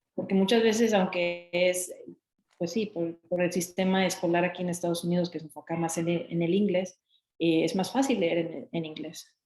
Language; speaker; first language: Spanish; early bilingual, heritage; Spanish